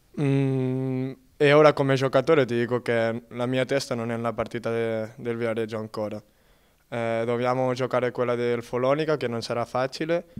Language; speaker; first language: Italian; non-native, fluent; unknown